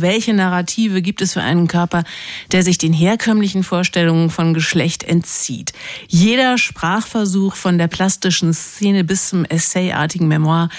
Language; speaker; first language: German; native; German